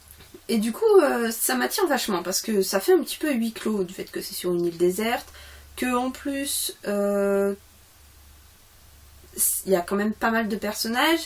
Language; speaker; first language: French; native; French